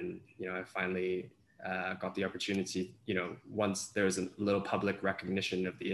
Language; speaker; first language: English; non-native, local second language; Cantonese